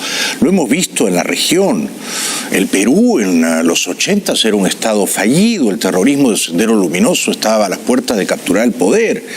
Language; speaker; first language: Spanish; native; Spanish